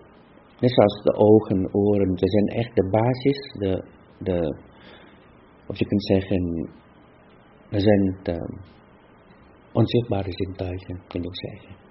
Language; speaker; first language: Dutch; non-native, fluent; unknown